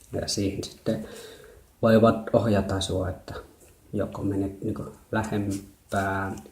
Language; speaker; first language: Finnish; non-native, fluent; Jarai